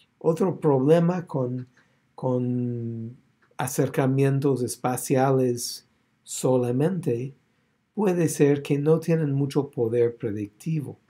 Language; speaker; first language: Spanish; non-native, fluent; English